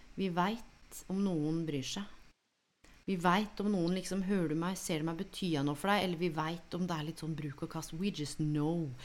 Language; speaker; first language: Norwegian; native; Norwegian